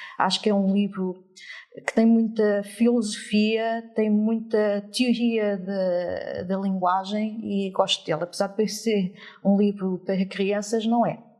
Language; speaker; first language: Portuguese; early bilingual, other home language; French